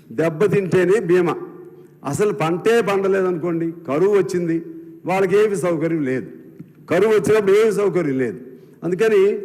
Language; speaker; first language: Telugu; native; Telugu